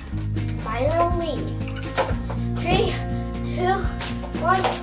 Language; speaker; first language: English; native; English